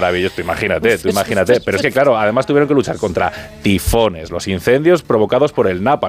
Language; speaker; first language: Spanish; native; Spanish